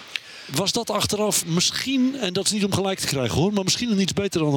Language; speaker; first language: Dutch; native; Dutch